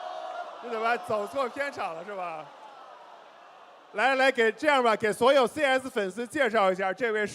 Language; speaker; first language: Chinese; native; Chinese